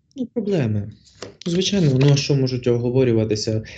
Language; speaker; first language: Ukrainian; non-native, local second language; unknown